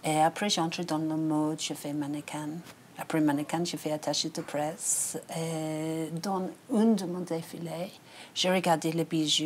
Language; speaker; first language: French; non-native, learner; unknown